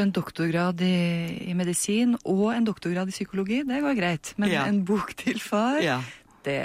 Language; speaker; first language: Norwegian; native; Norwegian